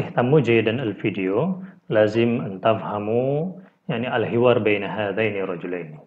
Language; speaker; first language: Arabic; non-native, fluent; Indonesian